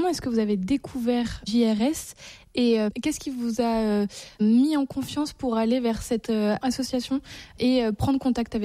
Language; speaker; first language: French; native; French